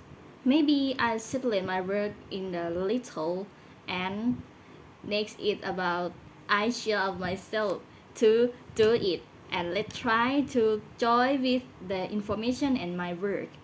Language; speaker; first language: English; non-native, learner; Thai